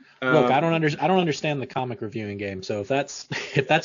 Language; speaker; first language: English; native; English